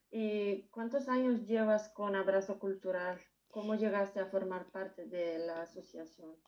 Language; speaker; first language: Spanish; non-native, fluent; Macedonian